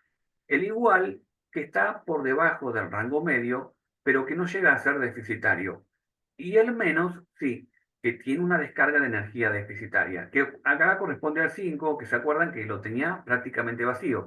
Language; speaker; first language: Spanish; native; Spanish